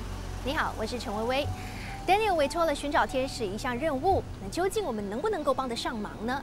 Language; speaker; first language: Chinese; native; Chinese